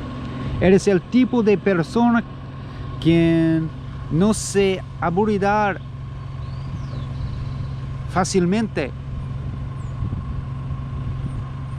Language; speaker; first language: Spanish; non-native, learner; English